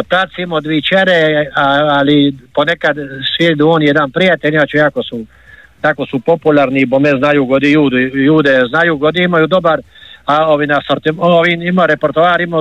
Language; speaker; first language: Serbian; native; Serbian